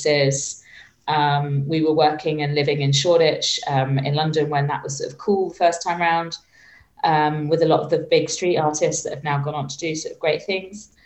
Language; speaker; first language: English; native; English